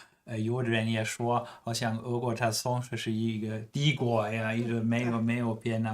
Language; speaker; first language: Chinese; non-native, fluent; German